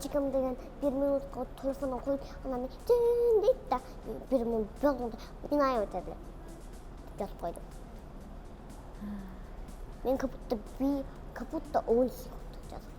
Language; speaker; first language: Kyrgyz; early bilingual, heritage; Kyrgyz